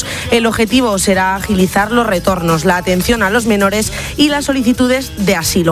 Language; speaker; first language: Spanish; native; Spanish